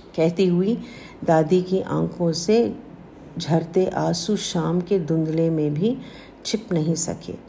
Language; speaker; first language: Hindi; non-native, local second language; Tamil